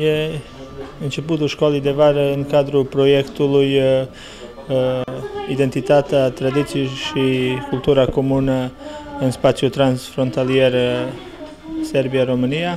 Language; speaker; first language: Romanian; early bilingual, heritage; Romanian